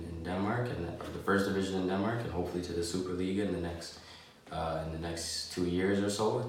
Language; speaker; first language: English; native; English